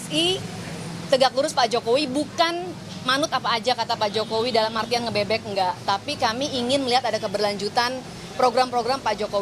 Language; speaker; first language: Indonesian; native; Indonesian